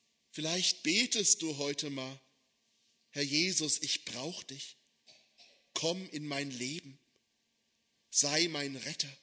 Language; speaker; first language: German; native; German